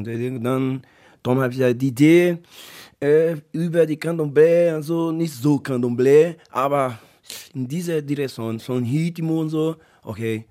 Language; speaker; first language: German; non-native, learner; Portuguese